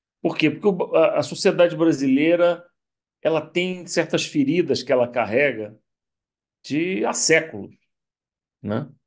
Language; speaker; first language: Portuguese; native; Portuguese